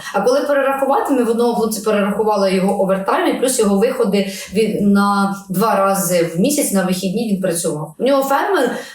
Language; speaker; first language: Ukrainian; native; Ukrainian